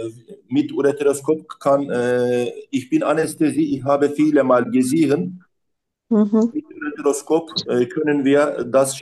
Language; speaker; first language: German; non-native, learner; Turkish